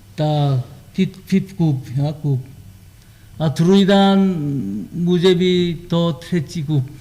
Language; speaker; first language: Czech; non-native, learner; Korean